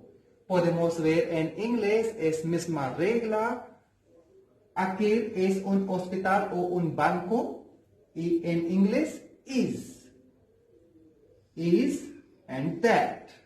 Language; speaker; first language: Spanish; non-native, learner; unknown